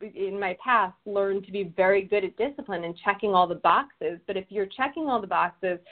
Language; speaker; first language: English; native; English